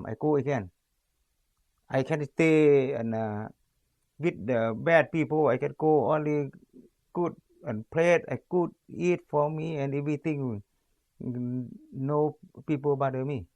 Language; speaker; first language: English; non-native, learner; Lao